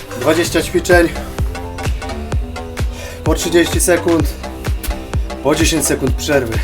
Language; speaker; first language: Polish; native; Polish